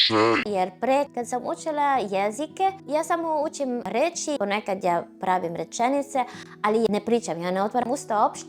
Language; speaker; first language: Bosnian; non-native, fluent; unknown